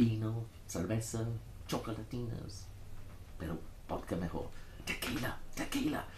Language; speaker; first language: Spanish; non-native, fluent; English